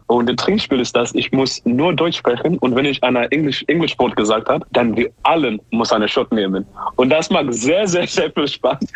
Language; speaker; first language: German; non-native, learner; English